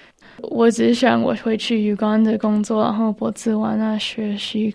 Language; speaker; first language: Chinese; early bilingual, heritage; Chinese